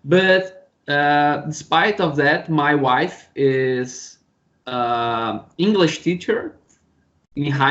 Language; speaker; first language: English; non-native, learner; Portuguese